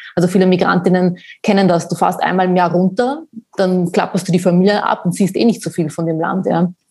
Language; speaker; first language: German; early bilingual, other home language; Bosnian